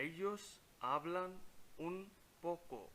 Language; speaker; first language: Spanish; non-native, fluent; Punjabi